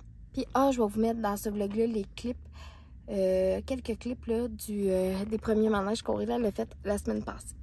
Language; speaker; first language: French; native; French